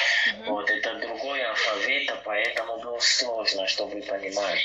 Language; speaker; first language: Russian; non-native, learner; Portuguese